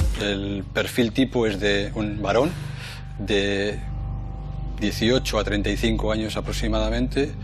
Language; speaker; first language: Spanish; native; Spanish